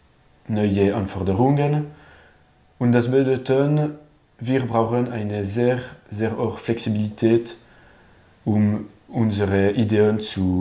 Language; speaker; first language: German; non-native, learner; French